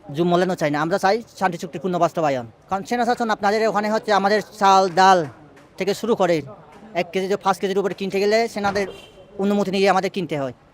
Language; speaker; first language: Bangla; non-native, local second language; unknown